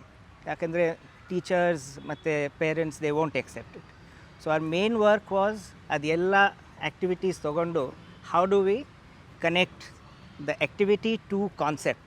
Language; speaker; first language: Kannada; non-native, local second language; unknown